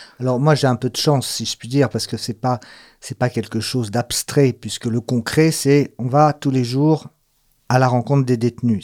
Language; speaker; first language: French; native; French